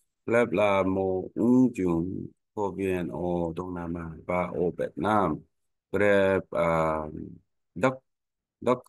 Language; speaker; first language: Vietnamese; non-native, learner; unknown